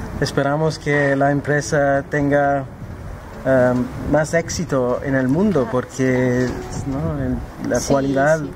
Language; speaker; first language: Spanish; non-native, fluent; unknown